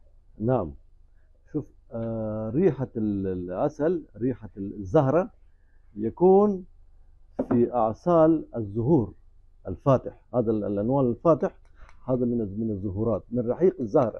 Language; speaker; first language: Arabic; non-native, fluent; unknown